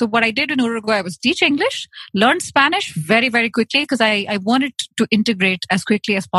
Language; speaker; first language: English; non-native, local second language; Hindi